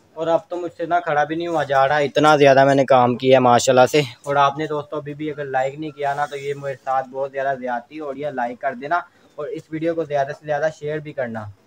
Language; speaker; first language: Urdu; native; Urdu